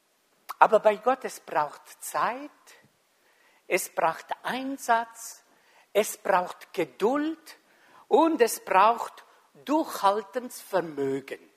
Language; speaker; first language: German; non-native, fluent; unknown